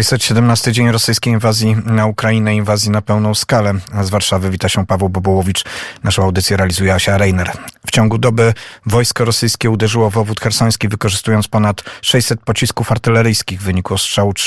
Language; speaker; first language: Polish; native; Polish